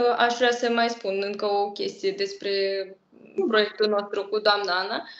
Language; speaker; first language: Romanian; non-native, fluent; Russian